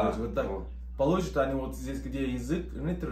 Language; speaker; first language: Russian; non-native, learner; Turkish